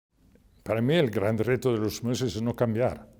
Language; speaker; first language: Spanish; non-native, fluent; French